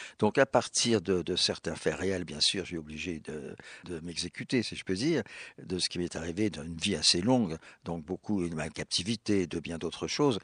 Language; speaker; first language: French; native; French